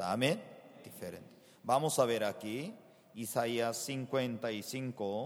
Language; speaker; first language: Spanish; non-native, fluent; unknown